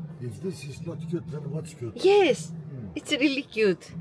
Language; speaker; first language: English; non-native, learner; Greek